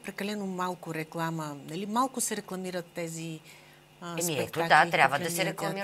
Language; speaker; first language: Bulgarian; native; Bulgarian